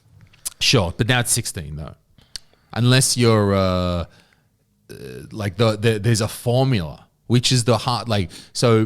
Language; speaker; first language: English; native; English